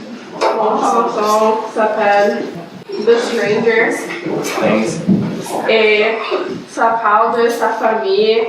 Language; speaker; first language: French; non-native, local second language; English